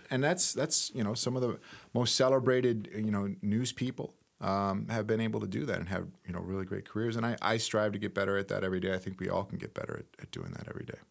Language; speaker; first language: English; native; English